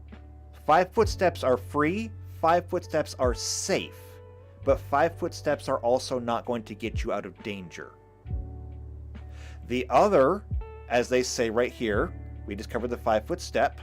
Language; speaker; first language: English; native; English